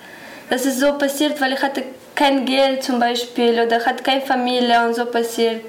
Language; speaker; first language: German; non-native, learner; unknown